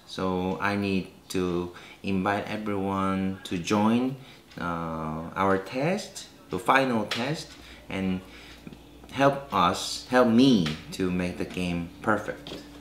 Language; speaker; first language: English; non-native, fluent; Korean